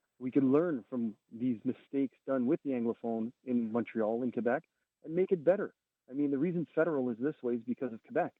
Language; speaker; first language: English; non-native, local second language; French